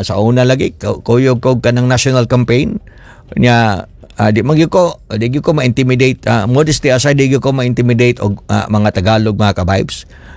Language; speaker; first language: Filipino; non-native, local second language; Cebuano